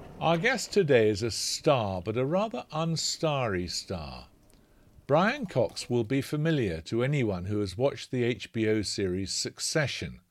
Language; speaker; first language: English; native; English